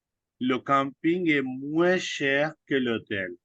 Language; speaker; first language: French; non-native, fluent; Urdu